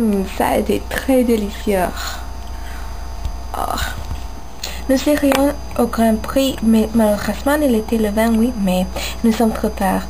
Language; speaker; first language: French; non-native, learner; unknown